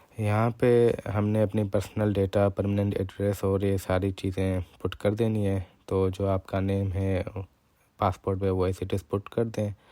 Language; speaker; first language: Urdu; non-native, local second language; Punjabi